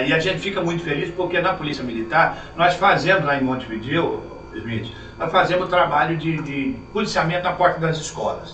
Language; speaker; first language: Portuguese; native; Portuguese